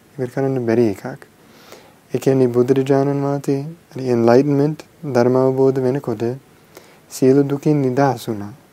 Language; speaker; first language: Sinhala; non-native, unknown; English